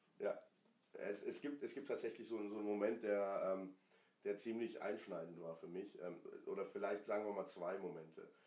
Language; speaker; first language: German; early bilingual, other home language; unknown